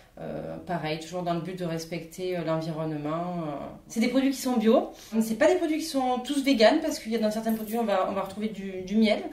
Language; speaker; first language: French; native; French